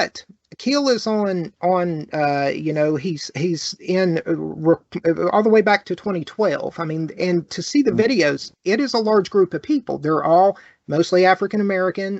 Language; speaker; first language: English; native; English